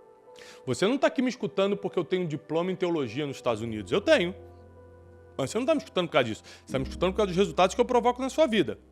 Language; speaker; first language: Portuguese; native; Portuguese